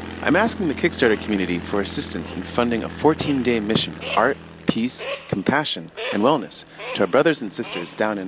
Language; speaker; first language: English; native; English